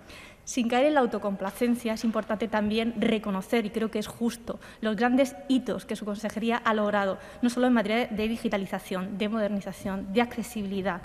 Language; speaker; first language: Spanish; native; Spanish